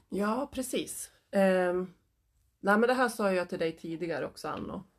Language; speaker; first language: Swedish; native; Swedish